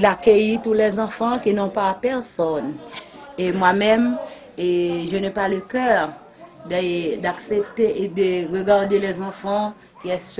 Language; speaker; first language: French; non-native, local second language; Haitian Creole